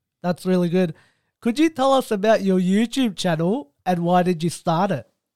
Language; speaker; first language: English; early bilingual, other home language; Arabic